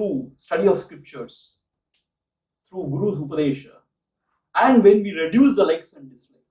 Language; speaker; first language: English; non-native, local second language; Tamil